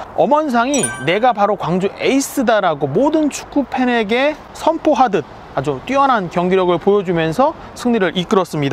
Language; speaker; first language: Korean; native; Korean